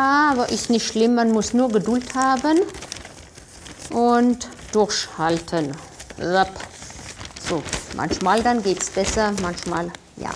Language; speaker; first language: German; non-native, fluent; French